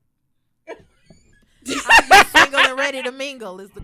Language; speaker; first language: English; native; English